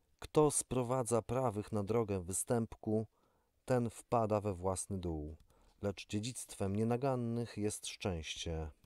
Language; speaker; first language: Polish; native; Polish